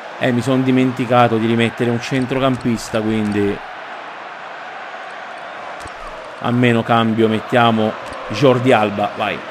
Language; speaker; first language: Italian; native; Italian